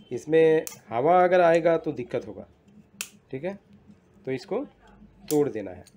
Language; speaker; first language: Hindi; non-native, local second language; Bangla